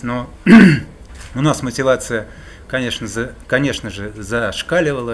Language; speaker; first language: Russian; native; Russian